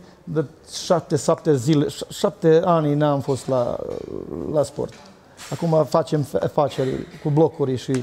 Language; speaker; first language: Romanian; non-native, learner; Serbian